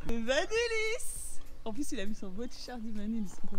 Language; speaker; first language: French; native; French